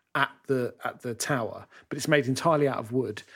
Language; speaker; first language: English; native; English